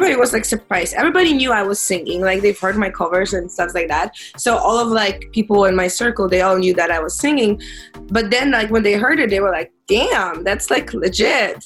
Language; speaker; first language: English; non-native, fluent; Polish